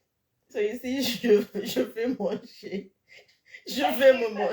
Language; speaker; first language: French; non-native, fluent; English